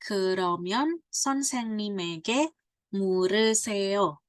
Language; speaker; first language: Korean; non-native, fluent; Indonesian